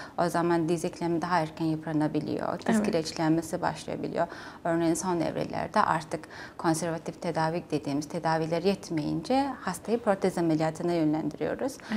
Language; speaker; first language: Turkish; non-native, fluent; Mongolian